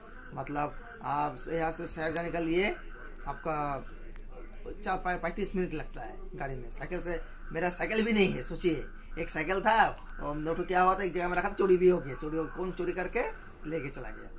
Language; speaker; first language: Hindi; non-native, local second language; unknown